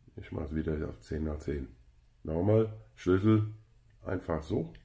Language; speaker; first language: German; non-native, fluent; English